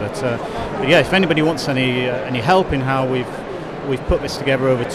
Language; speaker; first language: English; native; English